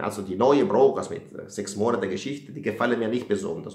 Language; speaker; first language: German; non-native, fluent; Italian